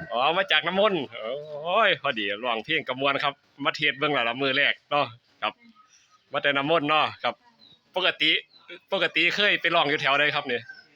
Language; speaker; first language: Thai; native; Thai